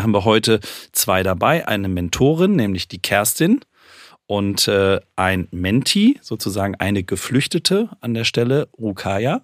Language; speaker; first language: German; native; German